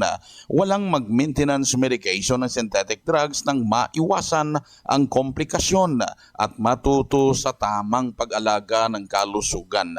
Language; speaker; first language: Filipino; native; Filipino